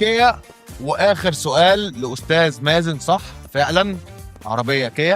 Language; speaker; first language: Arabic; native; Arabic